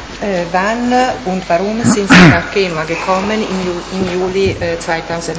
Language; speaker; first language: German; non-native, fluent; Italian